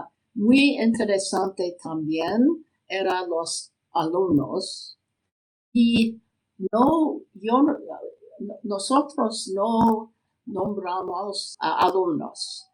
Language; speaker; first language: Spanish; non-native, learner; English